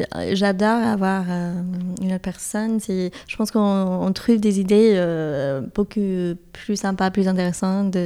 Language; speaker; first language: French; non-native, fluent; English